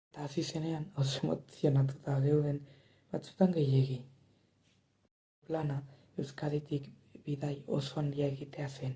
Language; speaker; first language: Basque; non-native, local second language; Spanish